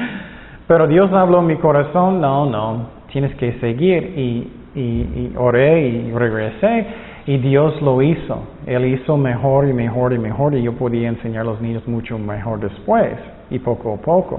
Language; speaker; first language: Spanish; non-native, fluent; English